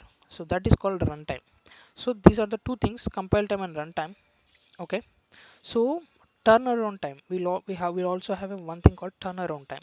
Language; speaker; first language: English; non-native, local second language; Telugu